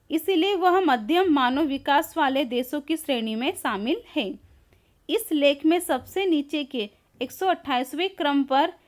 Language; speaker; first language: Hindi; non-native, local second language; Gujarati